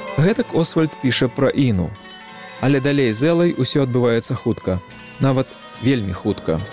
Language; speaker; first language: Belarusian; native; Belarusian